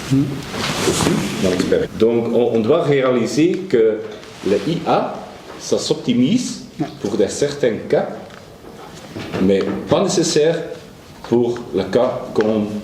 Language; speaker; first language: French; non-native, learner; Dutch